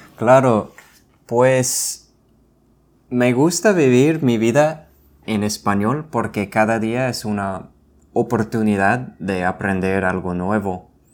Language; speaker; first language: Spanish; non-native, fluent; English